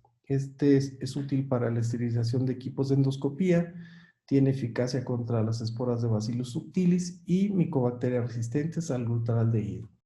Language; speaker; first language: Spanish; native; Spanish